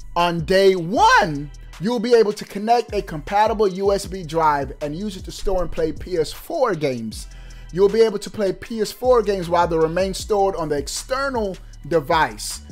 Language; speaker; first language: English; native; English